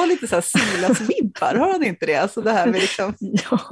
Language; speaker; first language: Swedish; native; Swedish